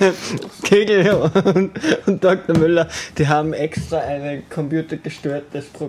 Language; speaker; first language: German; native; German